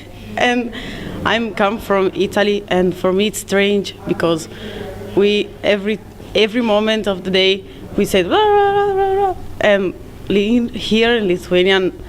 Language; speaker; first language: English; non-native, learner; Italian